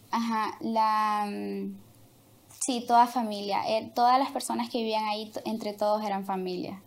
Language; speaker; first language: Spanish; native; Spanish